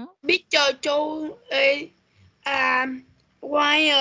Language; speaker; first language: English; non-native, learner; Vietnamese